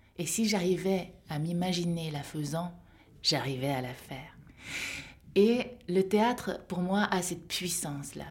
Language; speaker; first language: French; native; French